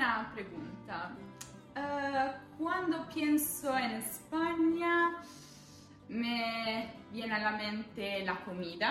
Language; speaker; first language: Spanish; non-native, fluent; Italian